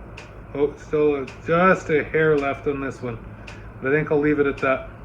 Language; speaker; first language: English; native; English